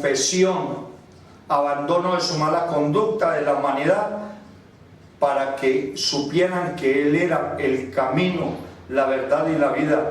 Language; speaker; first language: Spanish; native; Spanish